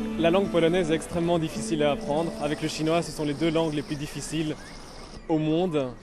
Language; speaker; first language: French; native; French